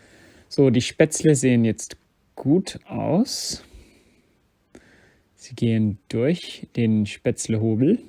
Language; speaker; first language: German; non-native, fluent; English